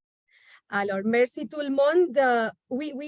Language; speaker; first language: French; non-native, fluent; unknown